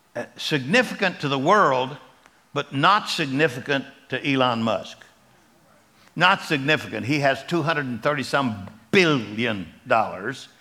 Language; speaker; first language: English; native; English